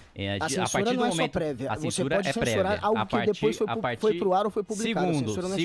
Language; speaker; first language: Portuguese; native; Portuguese